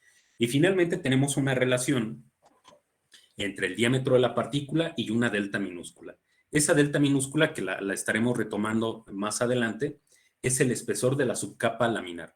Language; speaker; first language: Spanish; native; Spanish